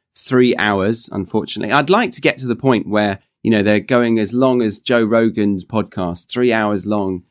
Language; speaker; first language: English; native; English